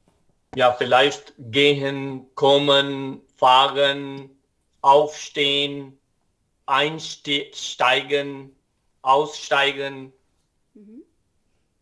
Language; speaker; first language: German; non-native, learner; Urdu